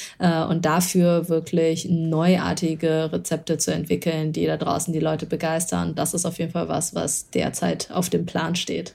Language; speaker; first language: German; early bilingual, other home language; Chinese